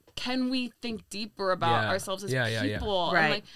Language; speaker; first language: English; native; English